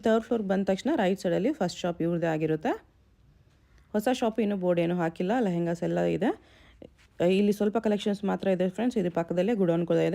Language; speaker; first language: Kannada; native; Kannada